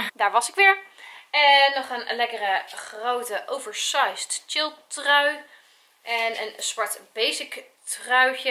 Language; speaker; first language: Dutch; native; Dutch